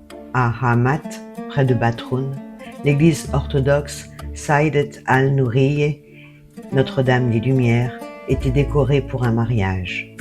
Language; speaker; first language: French; native; French